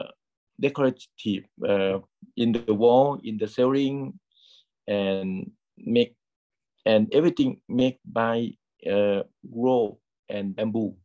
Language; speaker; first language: English; non-native, learner; Thai